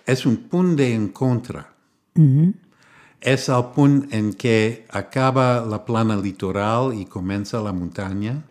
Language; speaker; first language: Catalan; non-native, learner; English